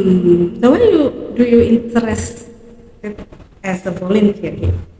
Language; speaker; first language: English; non-native, learner; Indonesian